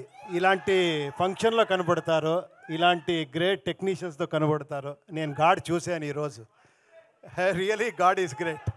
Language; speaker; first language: Telugu; non-native, local second language; Kannada